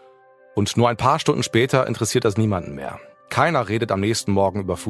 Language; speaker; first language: German; native; German